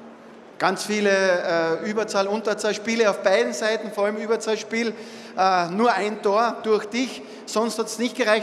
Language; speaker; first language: German; native; German